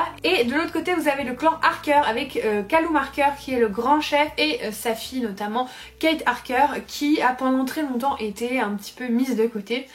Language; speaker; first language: French; native; French